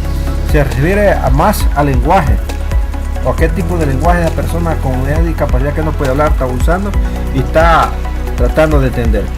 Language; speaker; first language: Spanish; native; Spanish